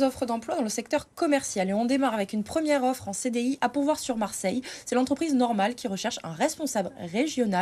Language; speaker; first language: French; native; French